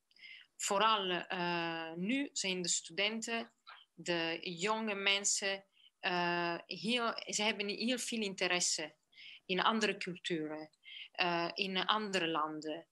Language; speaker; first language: Dutch; non-native, fluent; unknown